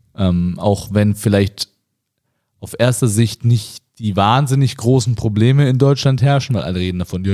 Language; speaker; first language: German; native; German